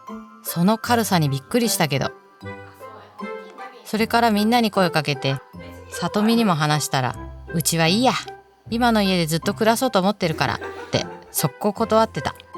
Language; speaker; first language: Japanese; native; Japanese